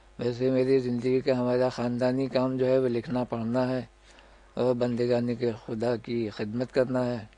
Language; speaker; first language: Urdu; native; Urdu